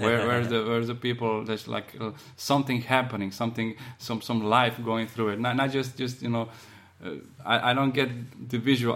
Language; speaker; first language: English; non-native, fluent; Slovenian